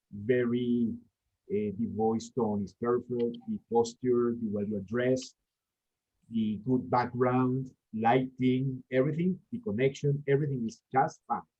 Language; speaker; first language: English; non-native, fluent; Spanish